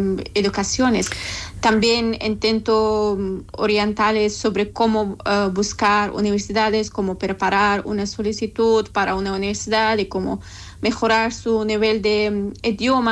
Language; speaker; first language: Spanish; non-native, learner; Persian